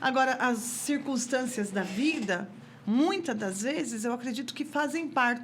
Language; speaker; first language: Portuguese; native; Portuguese